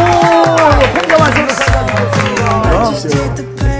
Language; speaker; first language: Korean; native; Korean